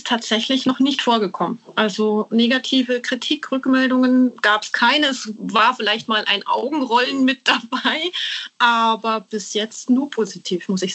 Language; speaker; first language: German; native; German